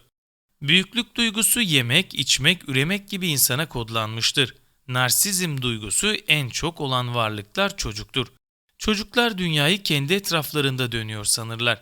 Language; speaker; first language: Turkish; native; Turkish